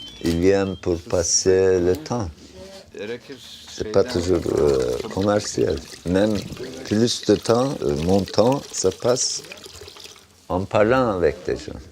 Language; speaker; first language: French; non-native, learner; Turkish